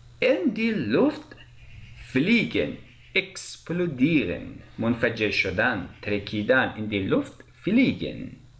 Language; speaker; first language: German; non-native, fluent; Persian